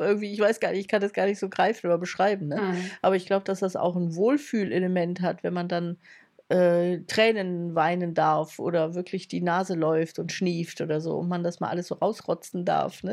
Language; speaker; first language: German; native; German